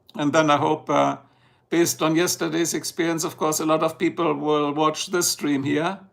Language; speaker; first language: English; non-native, fluent; German